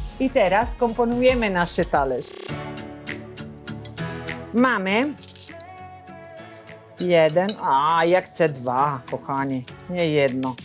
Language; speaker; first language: Polish; non-native, learner; Italian